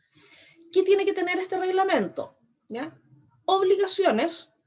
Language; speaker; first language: Spanish; native; Spanish